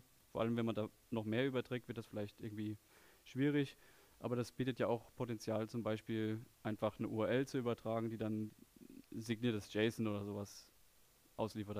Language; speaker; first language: German; native; German